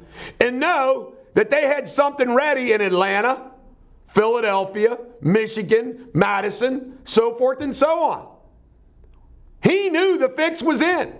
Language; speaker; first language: English; native; English